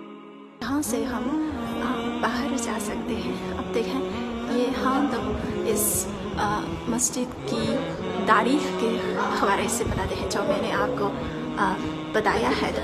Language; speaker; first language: Hindi; non-native, fluent; Chinese